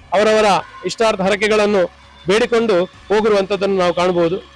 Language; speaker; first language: Kannada; non-native, local second language; Tulu